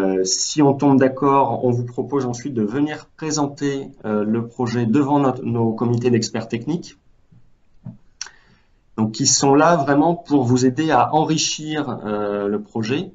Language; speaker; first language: French; native; French